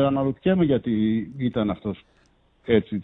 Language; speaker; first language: Greek; native; Greek